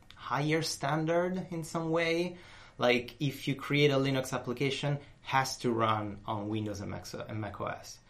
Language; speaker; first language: English; non-native, fluent; Italian